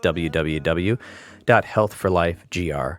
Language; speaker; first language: English; native; English